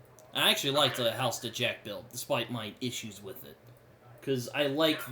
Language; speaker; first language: English; native; English